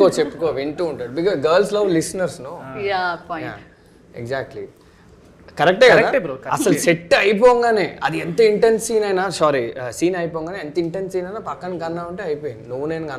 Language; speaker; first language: Telugu; native; Telugu